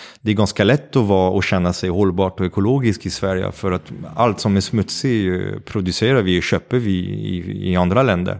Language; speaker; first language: Swedish; non-native, fluent; French